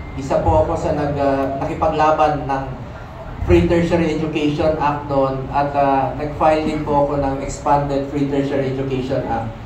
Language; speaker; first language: Filipino; native; Filipino